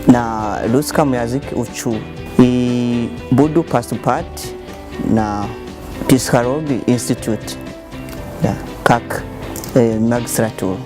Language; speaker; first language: Russian; non-native, learner; Rundi